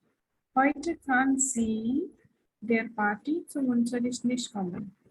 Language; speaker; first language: German; non-native, fluent; Hindi